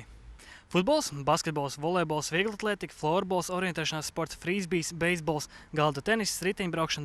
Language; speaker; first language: Latvian; native; Latvian